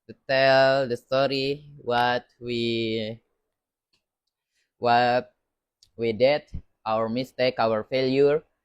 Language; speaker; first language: English; non-native, learner; Indonesian